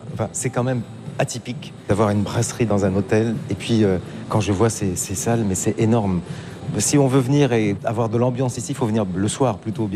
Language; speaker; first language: French; native; French